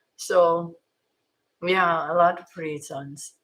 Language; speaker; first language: English; non-native, local second language; Filipino